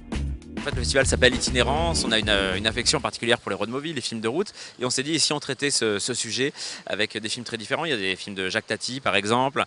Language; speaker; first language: French; native; French